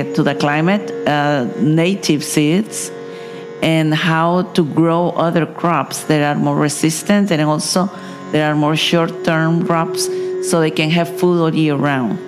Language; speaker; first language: English; non-native, fluent; Spanish